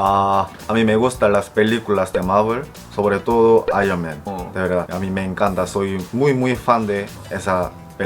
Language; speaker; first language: Spanish; non-native, fluent; Korean